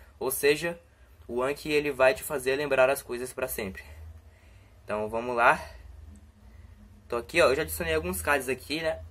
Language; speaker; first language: Portuguese; native; Portuguese